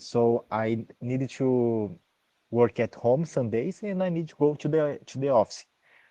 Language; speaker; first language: English; non-native, learner; Portuguese